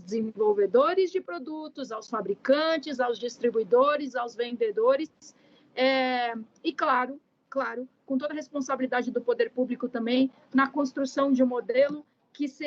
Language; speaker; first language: Portuguese; native; Portuguese